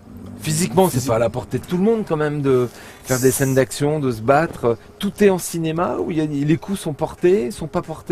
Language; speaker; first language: French; native; French